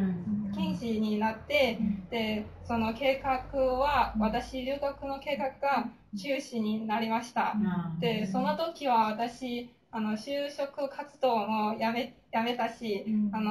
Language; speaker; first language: Japanese; non-native, fluent; Chinese